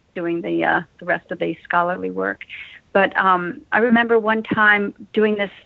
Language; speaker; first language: English; native; English